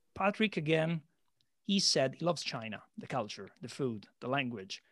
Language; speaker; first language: English; non-native, fluent; Italian